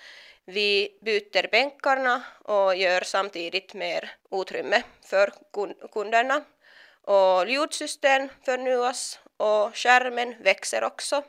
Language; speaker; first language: Swedish; non-native, local second language; Finnish